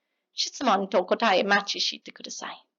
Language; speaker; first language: Japanese; non-native, learner; English